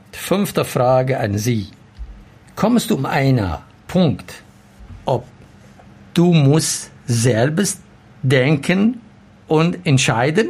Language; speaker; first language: German; non-native, learner; Arabic